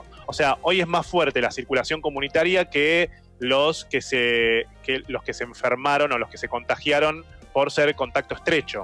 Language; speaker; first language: Spanish; native; Spanish